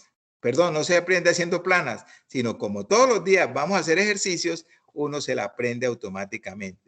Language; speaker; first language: Spanish; native; Spanish